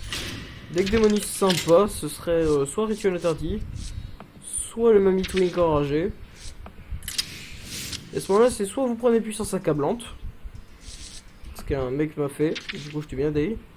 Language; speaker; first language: French; native; French